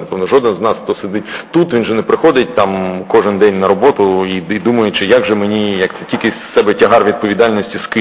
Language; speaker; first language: Ukrainian; native; Ukrainian